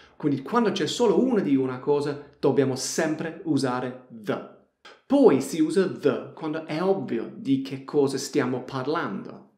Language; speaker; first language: Italian; non-native, fluent; English